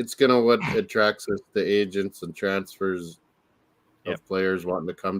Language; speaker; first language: English; native; English